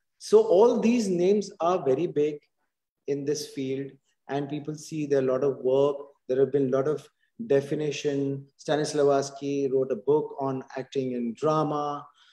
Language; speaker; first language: English; non-native, local second language; Hindi